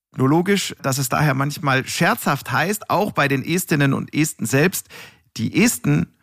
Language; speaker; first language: German; native; German